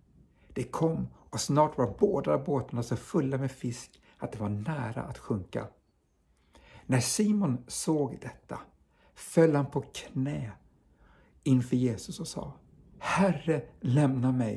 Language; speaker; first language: Swedish; native; Swedish